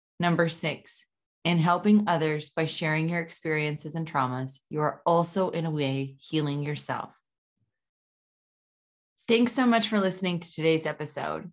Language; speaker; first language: English; native; English